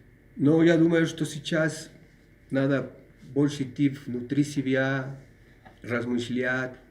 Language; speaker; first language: Russian; non-native, learner; Spanish